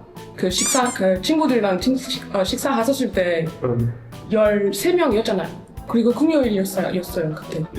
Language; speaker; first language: Korean; non-native, learner; French